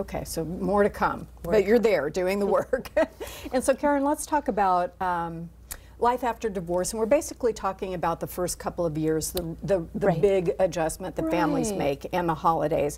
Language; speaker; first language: English; native; English